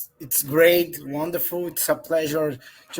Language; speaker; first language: English; non-native, learner; Portuguese